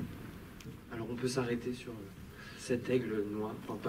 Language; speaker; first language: French; native; French